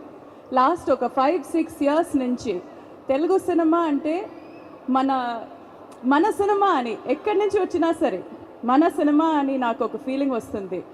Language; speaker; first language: Telugu; non-native, fluent; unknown